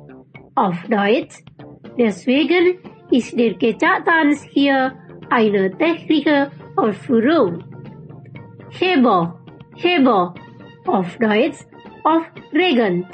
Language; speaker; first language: German; non-native, fluent; Indonesian